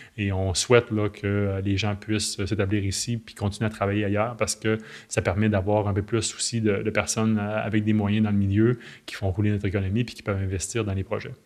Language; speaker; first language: French; native; French